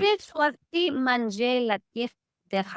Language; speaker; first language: French; non-native, learner; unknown